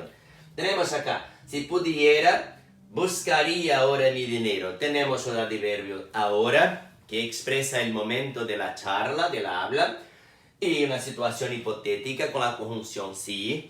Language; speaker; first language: Spanish; non-native, fluent; Portuguese